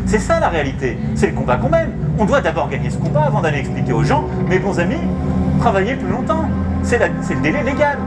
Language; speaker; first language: French; native; French